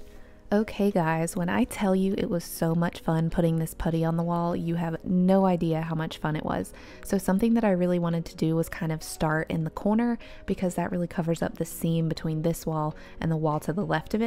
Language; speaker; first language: English; native; English